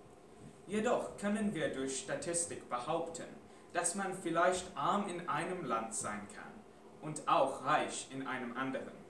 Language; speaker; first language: German; non-native, fluent; English